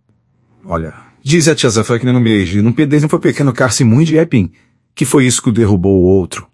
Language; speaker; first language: Portuguese; native; Portuguese